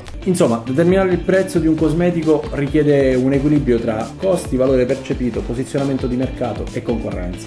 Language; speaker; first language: Italian; native; Italian